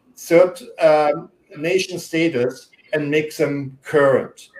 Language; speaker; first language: English; non-native, fluent; German